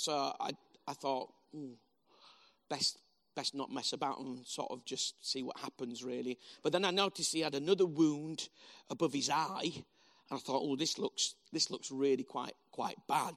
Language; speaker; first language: English; native; English